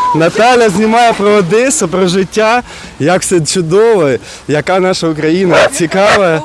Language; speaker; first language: Ukrainian; native; Ukrainian